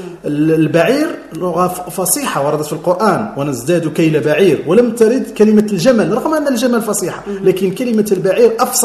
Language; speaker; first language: Arabic; native; Arabic